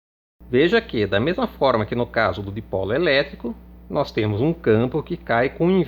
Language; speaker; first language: Portuguese; native; Portuguese